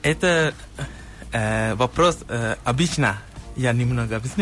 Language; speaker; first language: Russian; non-native, learner; Sinhala